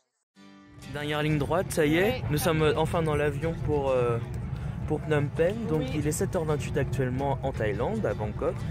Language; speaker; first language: French; native; French